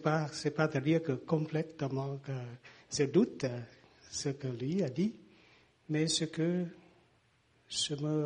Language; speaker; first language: French; non-native, learner; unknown